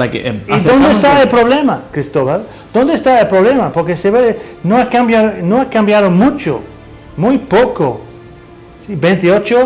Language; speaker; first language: Spanish; non-native, fluent; English